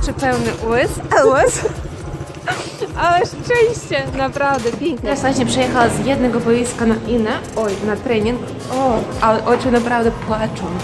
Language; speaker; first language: Polish; non-native, fluent; Ukrainian